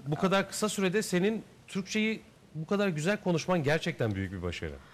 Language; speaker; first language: Turkish; native; Turkish